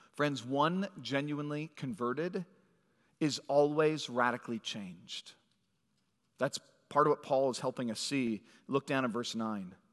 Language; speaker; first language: English; native; English